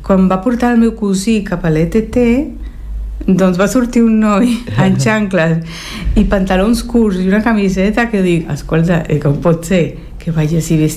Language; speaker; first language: Catalan; early bilingual, heritage; Spanish